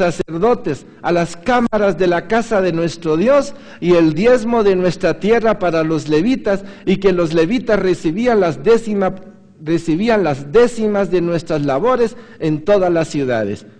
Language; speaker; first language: Spanish; native; Spanish